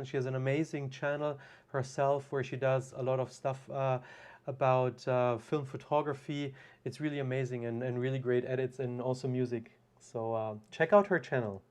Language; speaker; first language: English; non-native, fluent; German